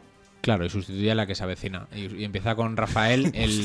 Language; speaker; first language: Spanish; native; Spanish